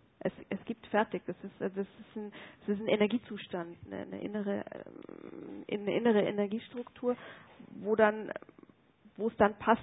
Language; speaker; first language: German; native; German